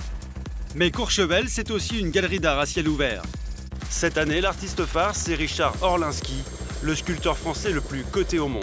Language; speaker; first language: French; native; French